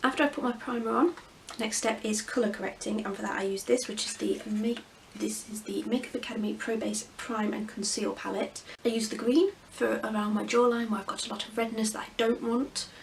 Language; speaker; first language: English; native; English